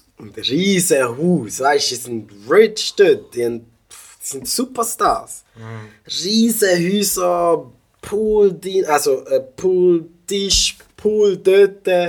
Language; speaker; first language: German; native; German